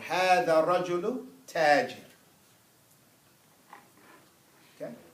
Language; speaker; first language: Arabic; non-native, fluent; English